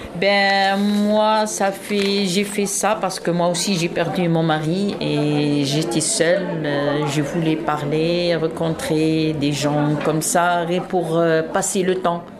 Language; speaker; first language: French; non-native, local second language; Arabic